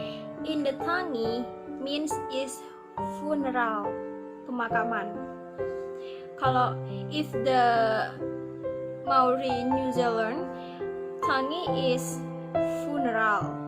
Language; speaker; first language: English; non-native, learner; Indonesian